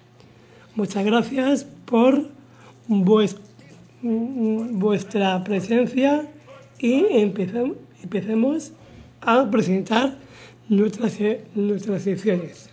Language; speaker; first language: Spanish; native; Spanish